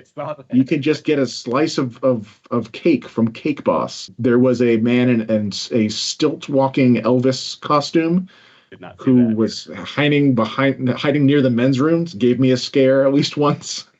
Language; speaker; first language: English; native; English